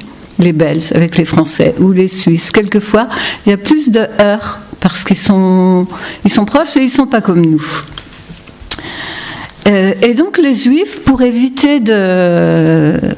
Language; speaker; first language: French; native; French